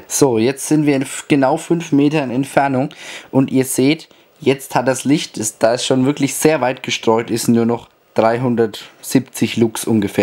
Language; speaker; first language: German; native; German